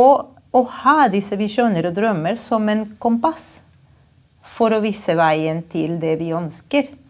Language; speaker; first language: Norwegian; non-native, fluent; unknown